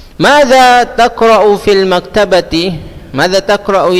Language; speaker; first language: Arabic; non-native, fluent; Indonesian